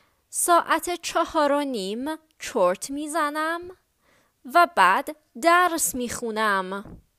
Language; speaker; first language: Persian; native; Persian